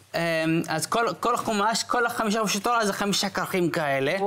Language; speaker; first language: Hebrew; early bilingual, other home language; English